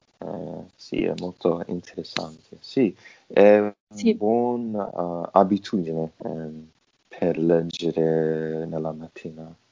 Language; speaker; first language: Italian; non-native, learner; English